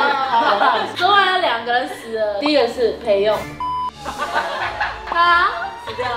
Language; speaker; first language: Chinese; native; Chinese